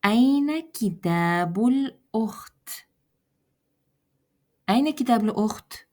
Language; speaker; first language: Arabic; non-native, fluent; Russian